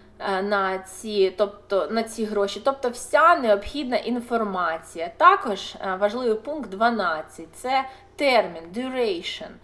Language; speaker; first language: Ukrainian; non-native, local second language; Russian